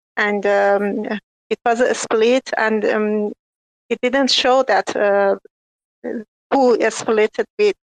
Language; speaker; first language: English; non-native, learner; Persian